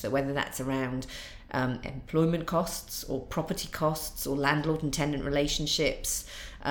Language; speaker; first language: English; native; English